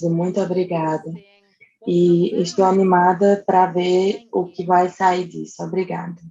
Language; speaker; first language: Portuguese; non-native, fluent; English